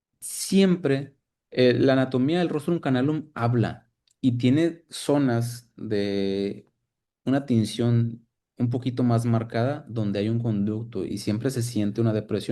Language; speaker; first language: Spanish; native; Spanish